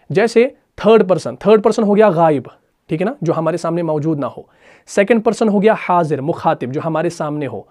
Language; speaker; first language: Urdu; non-native, local second language; Punjabi